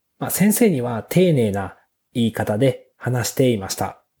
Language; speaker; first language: Japanese; native; Japanese